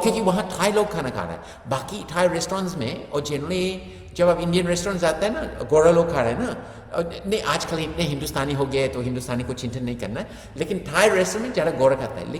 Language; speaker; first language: Hindi; non-native, fluent; English